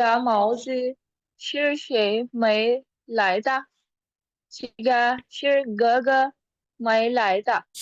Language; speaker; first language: Chinese; non-native, learner; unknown